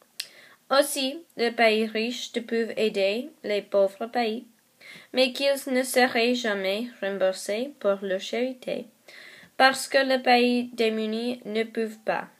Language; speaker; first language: French; non-native, learner; English